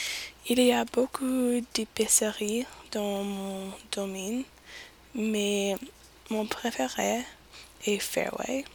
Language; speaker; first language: French; non-native, learner; English